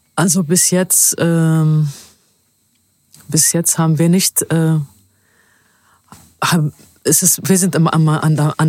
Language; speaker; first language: German; non-native, fluent; Amharic